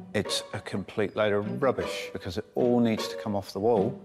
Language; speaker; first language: English; native; English